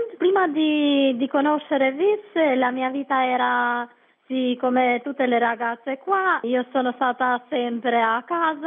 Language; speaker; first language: Italian; non-native, learner; Albanian